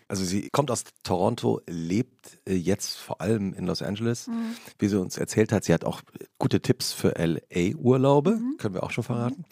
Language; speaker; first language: German; native; German